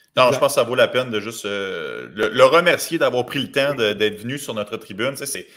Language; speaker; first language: French; native; French